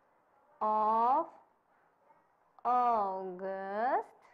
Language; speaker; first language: English; non-native, fluent; Indonesian